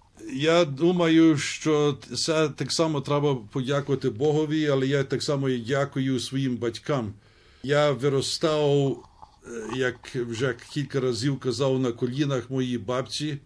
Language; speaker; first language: Ukrainian; early bilingual, heritage; Ukrainian